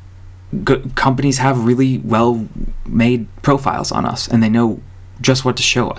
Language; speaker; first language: English; native; English